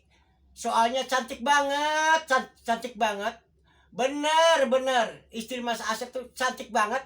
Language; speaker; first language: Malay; non-native, local second language; Javanese